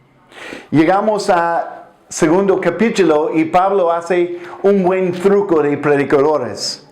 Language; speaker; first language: Spanish; non-native, fluent; English